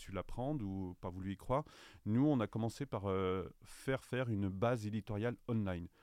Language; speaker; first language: French; native; French